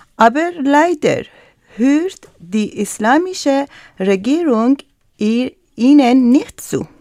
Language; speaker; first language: German; non-native, learner; Persian